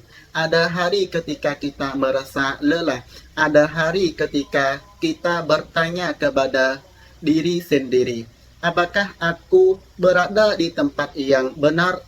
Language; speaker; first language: Indonesian; non-native, fluent; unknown